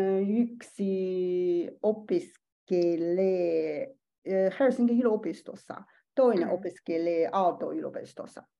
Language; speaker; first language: Finnish; non-native, learner; Chinese